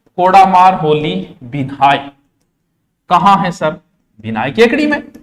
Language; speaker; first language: Hindi; native; Hindi